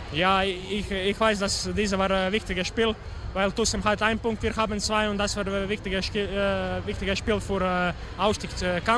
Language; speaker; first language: German; non-native, learner; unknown